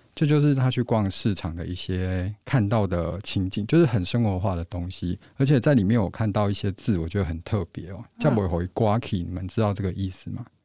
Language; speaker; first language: Chinese; native; Chinese